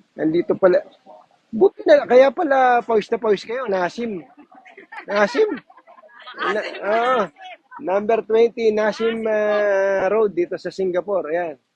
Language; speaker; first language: Filipino; native; Filipino